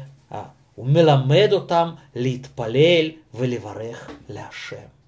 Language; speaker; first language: Hebrew; non-native, fluent; Russian